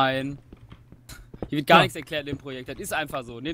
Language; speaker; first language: German; native; German